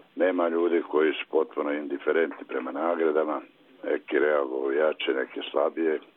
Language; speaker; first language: Croatian; native; Croatian